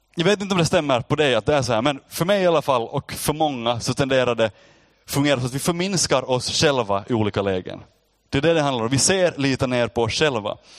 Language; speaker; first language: Swedish; native; Swedish